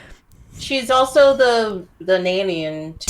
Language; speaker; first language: English; native; English